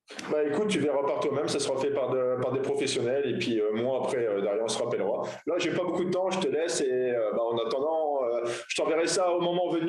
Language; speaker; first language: French; native; French